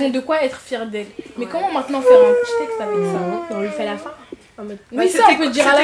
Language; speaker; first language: French; native; French